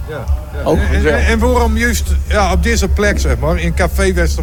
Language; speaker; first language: Dutch; native; Dutch